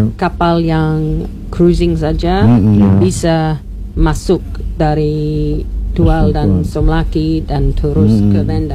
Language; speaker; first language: Indonesian; non-native, learner; English